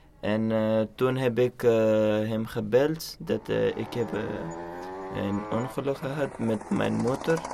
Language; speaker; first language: Dutch; non-native, learner; Urdu